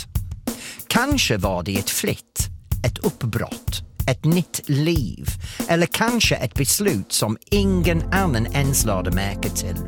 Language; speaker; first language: Swedish; non-native, fluent; English